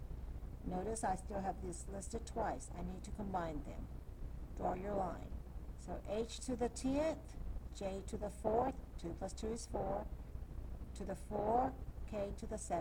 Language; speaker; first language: English; native; English